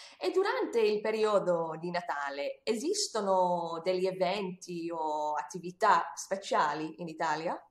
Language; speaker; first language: Italian; non-native, fluent; English